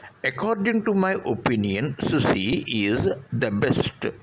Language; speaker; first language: English; non-native, local second language; Telugu